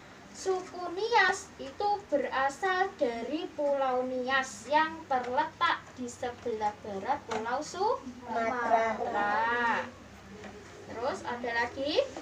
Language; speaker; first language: Indonesian; native; Indonesian